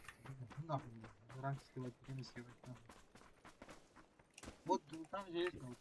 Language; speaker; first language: Russian; non-native, local second language; Yakut